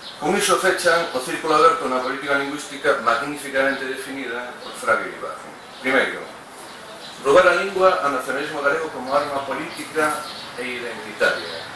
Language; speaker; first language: Galician; non-native, local second language; Spanish